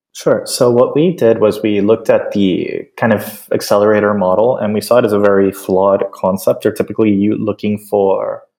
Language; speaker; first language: English; early bilingual, other home language; Spanish